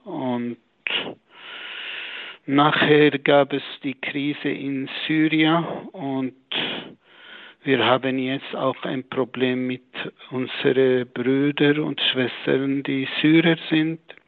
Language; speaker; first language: German; non-native, fluent; Arabic